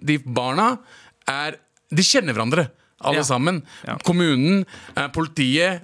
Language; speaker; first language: Norwegian; native; Norwegian